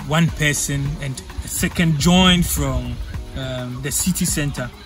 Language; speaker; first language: English; non-native, local second language; Akan